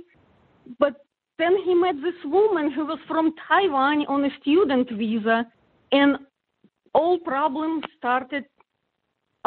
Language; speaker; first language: English; non-native, fluent; Russian